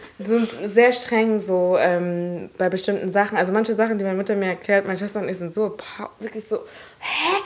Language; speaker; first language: German; early bilingual, other home language; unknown